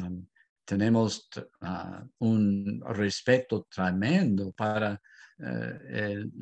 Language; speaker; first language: Spanish; non-native, fluent; English